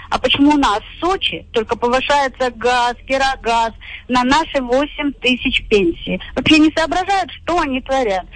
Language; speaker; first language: Russian; native; Russian